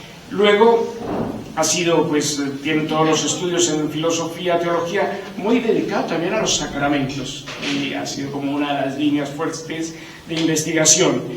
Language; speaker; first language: Spanish; native; Spanish